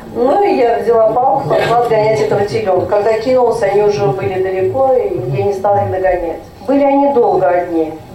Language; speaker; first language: Russian; non-native, local second language; Tatar